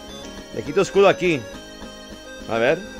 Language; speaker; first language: Spanish; native; Spanish